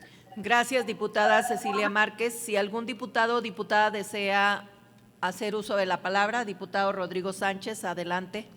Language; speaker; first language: Spanish; native; Spanish